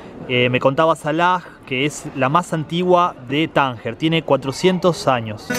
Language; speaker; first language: Spanish; native; Spanish